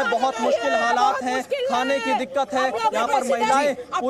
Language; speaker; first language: Hindi; native; Hindi